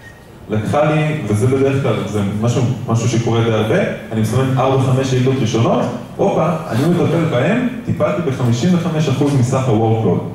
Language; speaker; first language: Hebrew; native; Hebrew